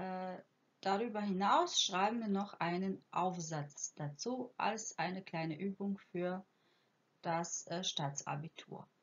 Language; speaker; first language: German; non-native, fluent; Croatian